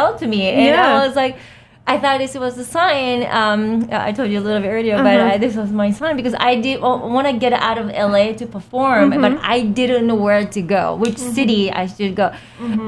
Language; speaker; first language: English; non-native, fluent; Japanese